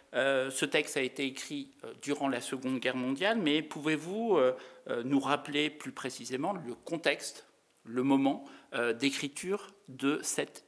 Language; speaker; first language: French; native; French